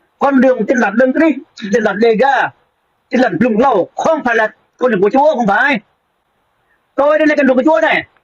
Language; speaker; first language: Vietnamese; non-native, local second language; Jarai